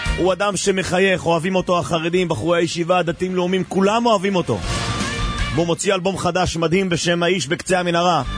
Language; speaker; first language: Hebrew; native; Hebrew